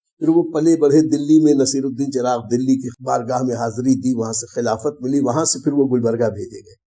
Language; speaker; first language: Urdu; native; Urdu